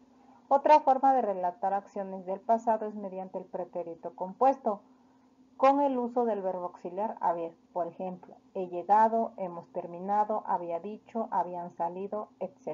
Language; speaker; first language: Spanish; native; Spanish